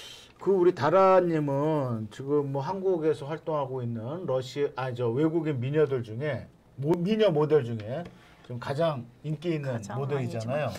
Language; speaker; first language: Korean; native; Korean